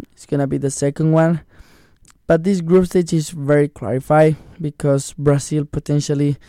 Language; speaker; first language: English; non-native, learner; Spanish